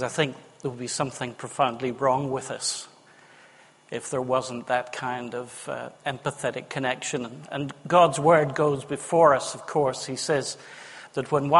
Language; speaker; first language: English; native; English